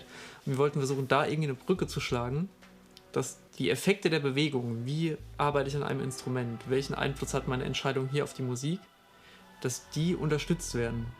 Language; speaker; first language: German; native; German